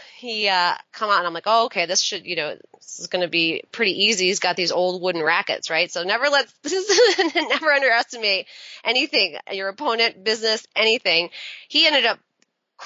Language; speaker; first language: English; native; English